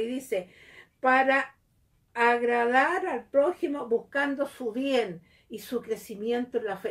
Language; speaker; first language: Spanish; native; Spanish